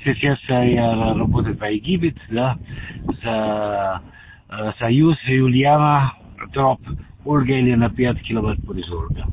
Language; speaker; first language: Russian; non-native, learner; German